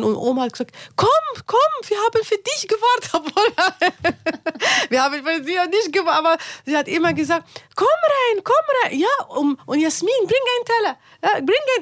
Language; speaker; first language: German; non-native, learner; Arabic